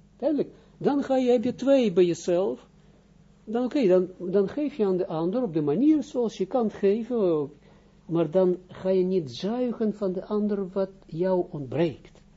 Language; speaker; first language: Dutch; non-native, fluent; Russian